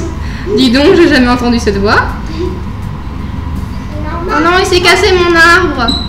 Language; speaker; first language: French; native; French